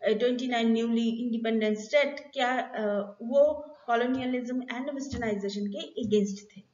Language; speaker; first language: Hindi; non-native, local second language; Bangla